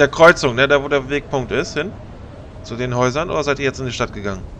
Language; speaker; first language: German; native; German